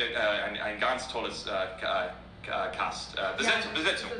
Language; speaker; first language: German; non-native, learner; English